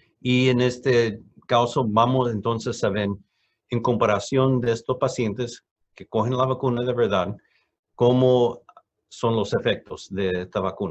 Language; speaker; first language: Spanish; non-native, fluent; English